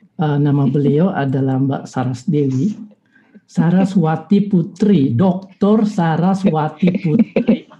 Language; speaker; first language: Indonesian; native; Indonesian